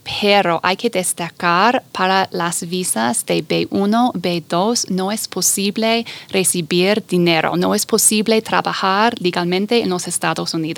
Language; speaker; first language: Spanish; non-native, fluent; English